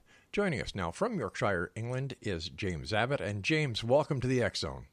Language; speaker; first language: English; native; English